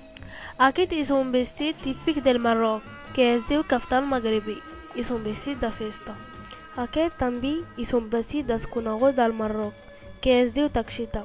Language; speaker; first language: Catalan; early bilingual, other home language; Arabic